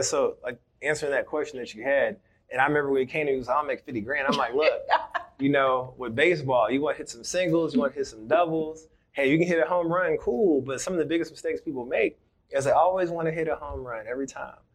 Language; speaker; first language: English; native; English